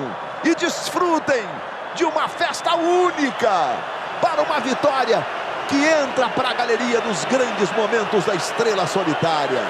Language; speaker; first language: Portuguese; native; Portuguese